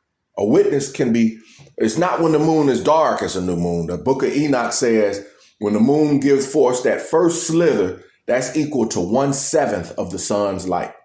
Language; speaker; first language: English; native; English